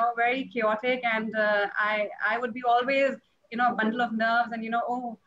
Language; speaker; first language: English; non-native, local second language; Punjabi